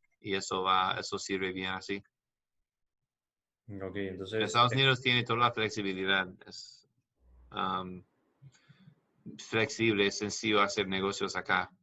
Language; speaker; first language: Spanish; non-native, learner; English